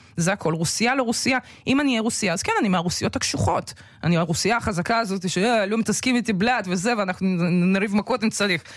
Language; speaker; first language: Hebrew; early bilingual, other home language; Russian